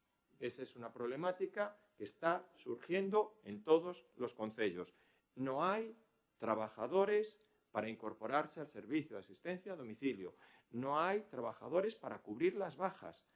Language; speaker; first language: Spanish; native; Spanish